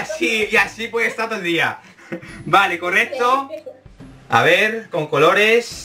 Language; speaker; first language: Spanish; native; Spanish